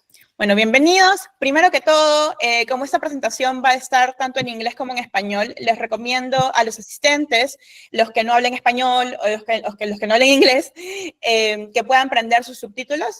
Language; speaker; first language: Spanish; native; Spanish